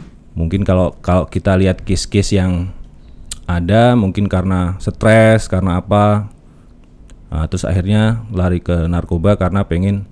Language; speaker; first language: Indonesian; native; Indonesian